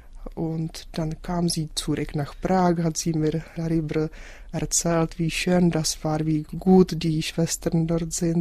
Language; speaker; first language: German; non-native, fluent; Czech